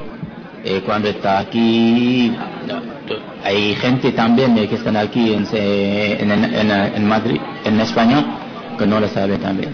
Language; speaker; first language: Spanish; non-native, learner; Wolof